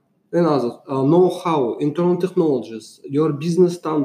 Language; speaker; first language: English; non-native, learner; Uzbek